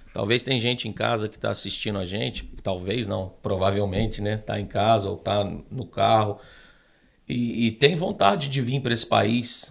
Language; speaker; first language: Portuguese; native; Portuguese